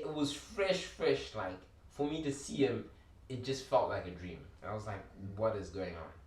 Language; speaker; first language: English; early bilingual, other home language; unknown